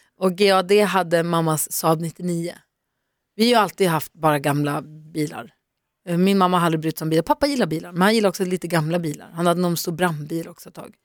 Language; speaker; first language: Swedish; native; Swedish